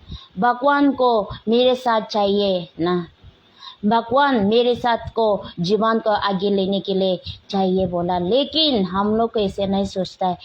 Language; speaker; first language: Hindi; non-native, local second language; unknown